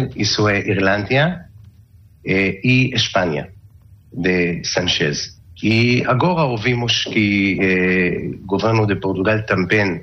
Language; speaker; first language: Portuguese; non-native, learner; Hebrew